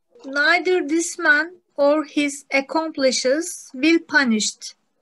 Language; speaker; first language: English; non-native, learner; Turkish